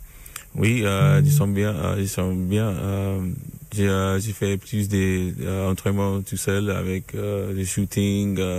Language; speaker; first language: French; non-native, learner; English